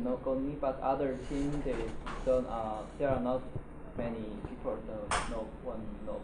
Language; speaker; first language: English; non-native, learner; Chinese